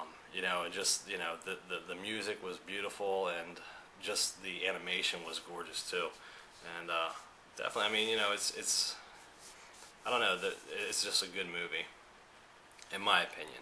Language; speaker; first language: English; early bilingual, other home language; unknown